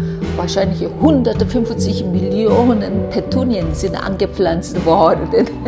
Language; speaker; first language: German; non-native, fluent; Korean